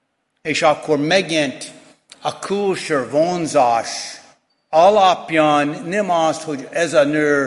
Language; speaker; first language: Hungarian; non-native, fluent; English